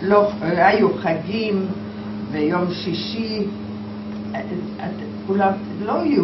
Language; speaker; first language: Hebrew; non-native, fluent; Polish